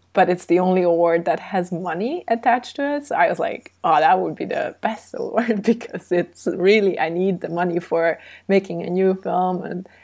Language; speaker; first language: English; early bilingual, other home language; Hungarian